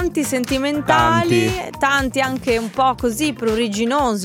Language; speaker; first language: Italian; native; Italian